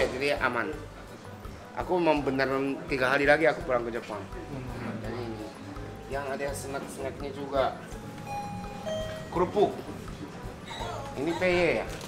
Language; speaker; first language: Indonesian; non-native, fluent; Japanese